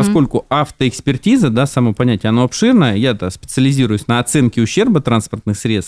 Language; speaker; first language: Russian; native; Russian